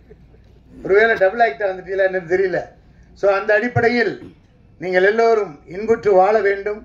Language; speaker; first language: Tamil; native; Tamil